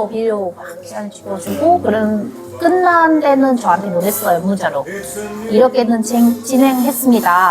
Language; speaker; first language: Korean; non-native, learner; Vietnamese